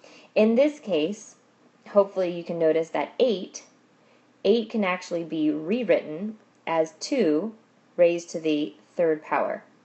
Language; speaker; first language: English; native; English